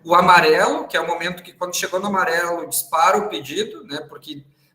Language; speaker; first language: Portuguese; native; Portuguese